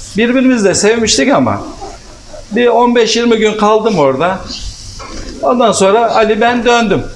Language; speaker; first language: Turkish; native; Turkish